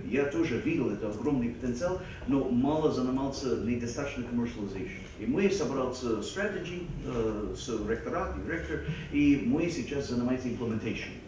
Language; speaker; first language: Russian; non-native, fluent; English